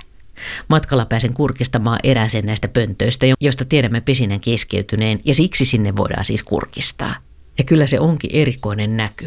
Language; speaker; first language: Finnish; native; Finnish